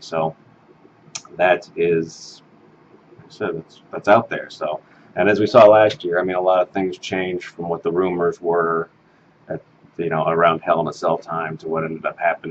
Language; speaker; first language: English; native; English